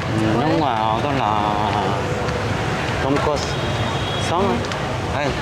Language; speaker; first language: Vietnamese; non-native, learner; Korean